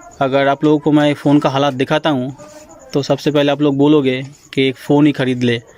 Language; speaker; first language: Hindi; non-native, local second language; Bangla